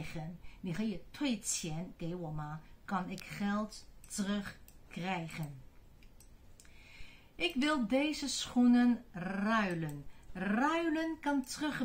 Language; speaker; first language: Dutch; non-native, fluent; Chinese